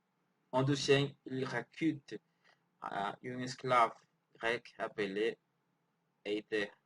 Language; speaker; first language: French; non-native, learner; Spanish